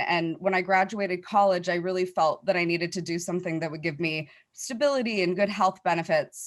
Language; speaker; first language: English; native; English